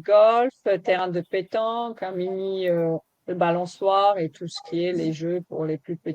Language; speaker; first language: French; native; French